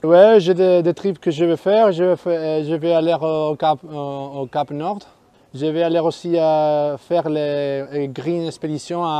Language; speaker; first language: French; non-native, fluent; Spanish